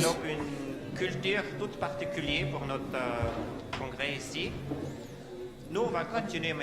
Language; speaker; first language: French; non-native, fluent; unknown